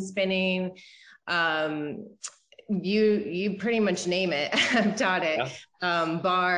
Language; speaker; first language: English; native; English